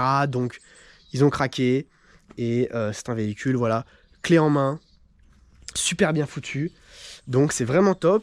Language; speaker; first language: French; native; French